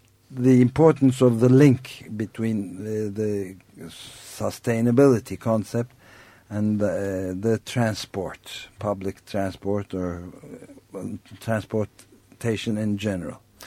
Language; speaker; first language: English; non-native, fluent; Turkish